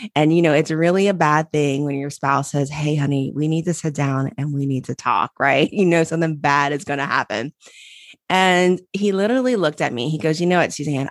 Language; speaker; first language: English; native; English